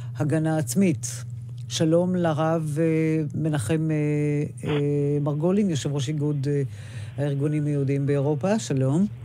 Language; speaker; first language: Hebrew; native; Hebrew